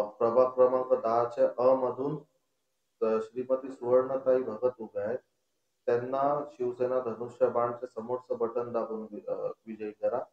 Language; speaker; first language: Marathi; non-native, local second language; Konkani